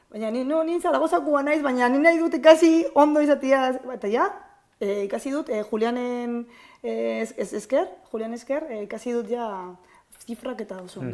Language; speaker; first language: Basque; non-native, local second language; Spanish